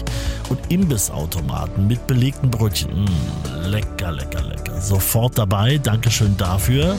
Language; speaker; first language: German; native; German